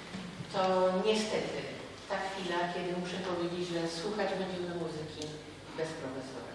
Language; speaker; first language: Polish; native; Polish